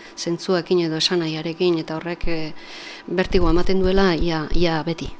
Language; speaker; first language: Basque; native; Basque